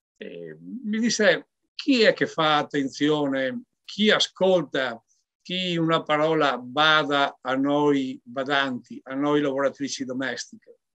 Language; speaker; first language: Italian; native; Italian